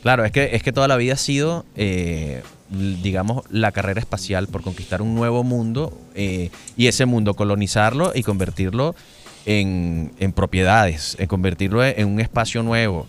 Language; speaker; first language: Spanish; native; Spanish